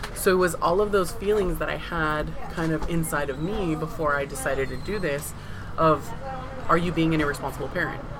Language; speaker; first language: English; native; English